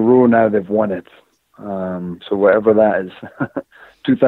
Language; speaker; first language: English; native; English